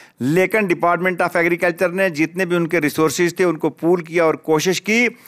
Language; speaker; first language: Urdu; non-native, local second language; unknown